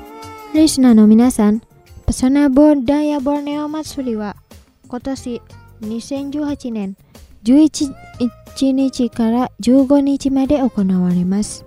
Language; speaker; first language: Japanese; non-native, fluent; Indonesian